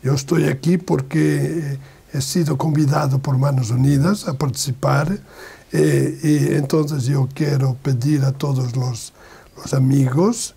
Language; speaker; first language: Spanish; non-native, learner; Portuguese